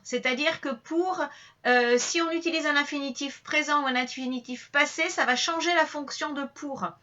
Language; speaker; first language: French; native; French